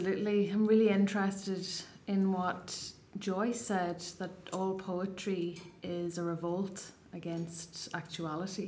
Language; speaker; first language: English; non-native, local second language; Irish